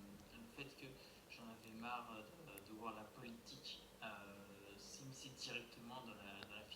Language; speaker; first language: French; native; French